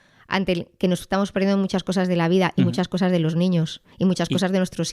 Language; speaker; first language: Spanish; native; Spanish